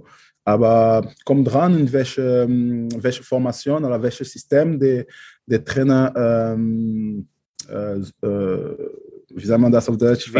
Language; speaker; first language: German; non-native, fluent; French